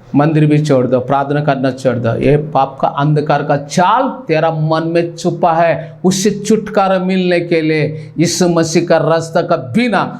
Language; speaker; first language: Hindi; non-native, local second language; Telugu